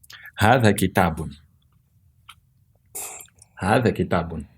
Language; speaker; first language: Arabic; non-native, fluent; Portuguese